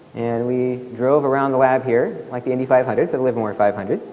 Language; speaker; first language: English; native; English